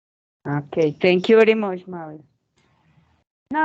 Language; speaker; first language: English; non-native, fluent; Spanish